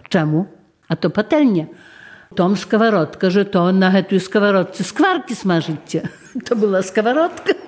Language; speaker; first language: Polish; non-native, local second language; Belarusian